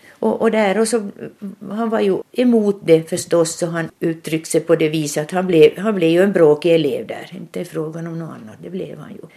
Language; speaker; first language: Swedish; native; Swedish